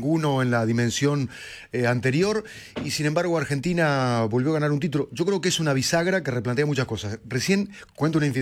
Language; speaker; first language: Spanish; native; Spanish